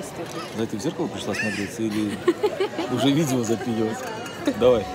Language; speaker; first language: Russian; native; Russian